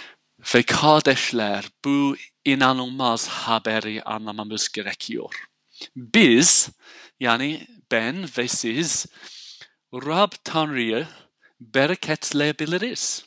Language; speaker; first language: Turkish; non-native, fluent; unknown